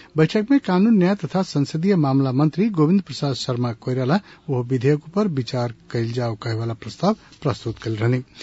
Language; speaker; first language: Bhojpuri; non-native, local second language; Nepali